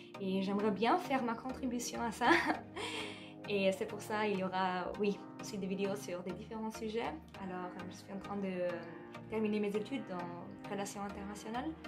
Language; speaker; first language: French; non-native, fluent; German